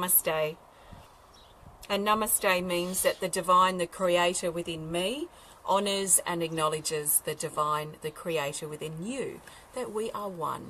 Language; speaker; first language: English; native; English